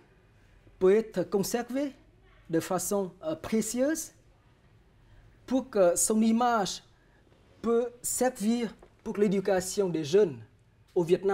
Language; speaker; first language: French; non-native, fluent; Vietnamese